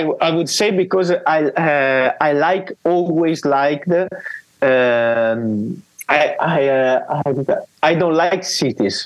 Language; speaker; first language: English; non-native, learner; Italian